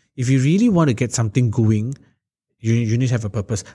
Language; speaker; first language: English; native; English